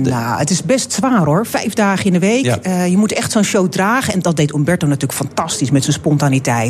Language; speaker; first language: Dutch; native; Dutch